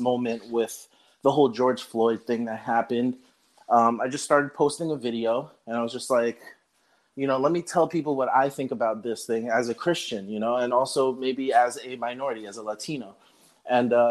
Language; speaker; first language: English; native; English